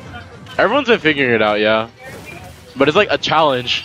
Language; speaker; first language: English; native; English